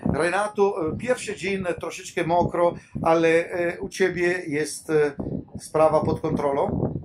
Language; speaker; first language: Polish; non-native, fluent; Italian